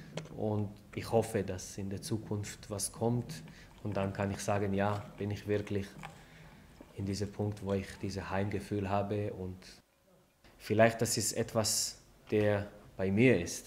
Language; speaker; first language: German; non-native, learner; Hebrew